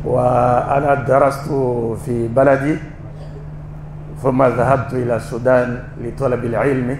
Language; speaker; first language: Arabic; non-native, fluent; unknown